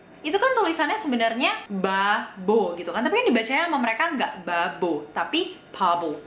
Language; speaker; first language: Indonesian; native; Indonesian